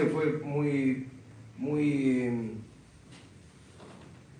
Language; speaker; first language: Spanish; native; Spanish